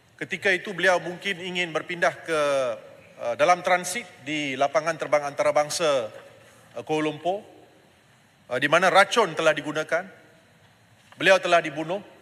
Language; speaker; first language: Malay; non-native, local second language; Tamil